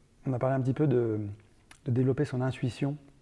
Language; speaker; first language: French; native; French